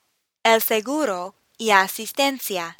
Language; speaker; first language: Spanish; non-native, fluent; English